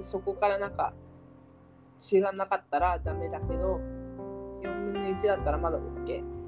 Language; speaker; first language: Japanese; early bilingual, heritage; Japanese